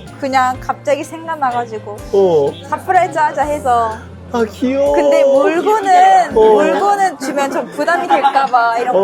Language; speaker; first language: Korean; non-native, learner; Japanese